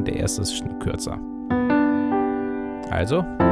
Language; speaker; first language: German; native; German